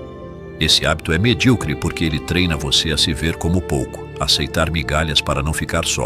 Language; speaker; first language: Portuguese; native; Portuguese